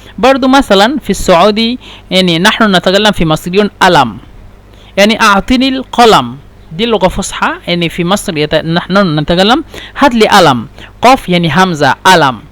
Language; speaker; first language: Egyptian Arabic; non-native, learner; Bangla